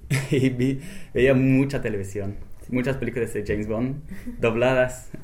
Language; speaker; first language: Spanish; non-native, fluent; English